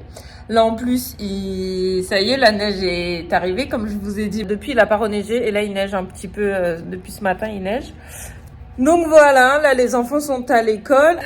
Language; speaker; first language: French; native; French